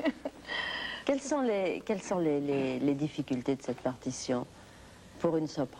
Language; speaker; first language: French; native; French